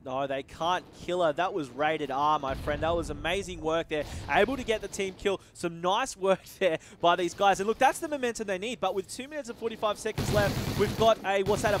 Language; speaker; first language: English; native; English